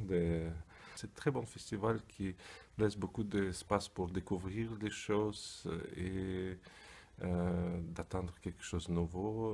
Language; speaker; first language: French; non-native, fluent; Russian